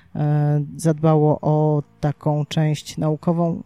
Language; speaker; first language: Polish; native; Polish